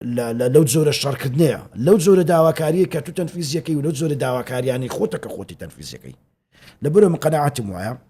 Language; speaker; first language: Central Kurdish; native; Central Kurdish